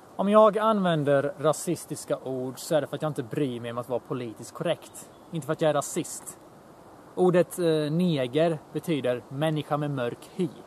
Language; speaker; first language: Swedish; early bilingual, other home language; Bosnian